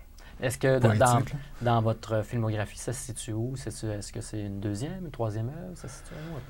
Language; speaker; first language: French; native; French